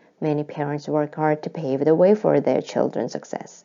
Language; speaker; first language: English; non-native, fluent; Korean